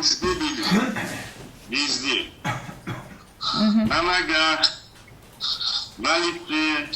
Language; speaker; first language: Russian; non-native, learner; Uzbek